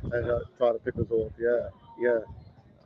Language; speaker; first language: English; native; English